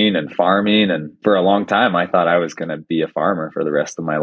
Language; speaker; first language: English; native; English